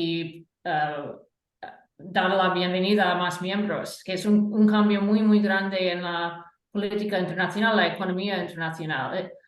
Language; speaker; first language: Spanish; non-native, fluent; English